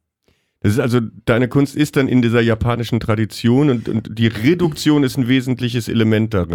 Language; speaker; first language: German; native; German